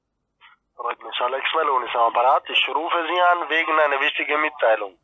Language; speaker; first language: German; non-native, fluent; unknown